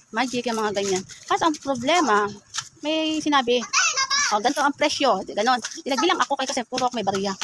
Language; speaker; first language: Filipino; native; Filipino